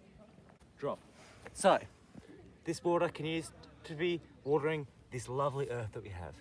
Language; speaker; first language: English; native; English